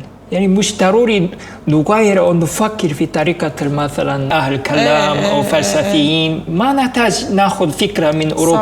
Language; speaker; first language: Arabic; non-native, fluent; Korean